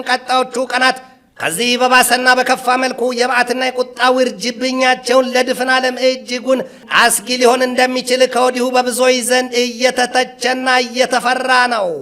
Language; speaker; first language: Amharic; native; Amharic